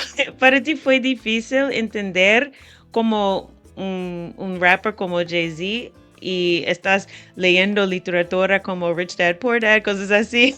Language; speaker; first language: Spanish; non-native, fluent; English